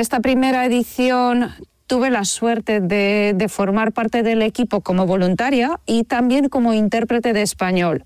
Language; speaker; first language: Spanish; non-native, fluent; Polish